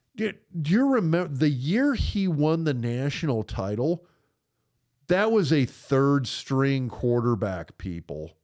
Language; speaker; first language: English; native; English